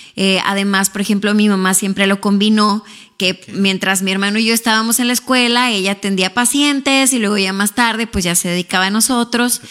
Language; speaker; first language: Spanish; native; Spanish